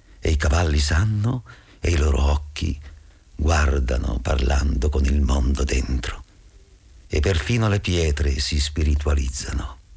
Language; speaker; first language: Italian; native; Italian